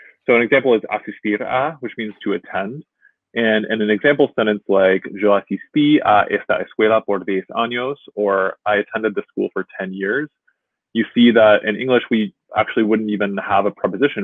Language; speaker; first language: English; native; English